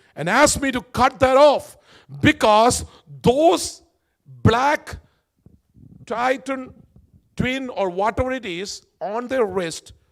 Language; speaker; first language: English; non-native, local second language; Malayalam